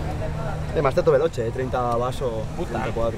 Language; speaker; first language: Italian; native; Italian